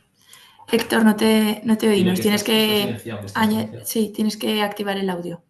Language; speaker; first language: Spanish; native; Spanish